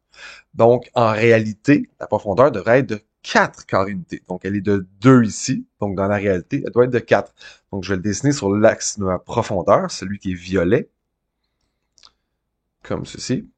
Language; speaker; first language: French; native; French